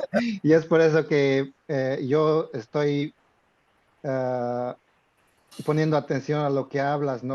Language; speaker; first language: Spanish; non-native, fluent; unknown